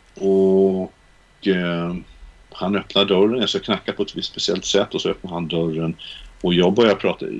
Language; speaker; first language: Swedish; native; Swedish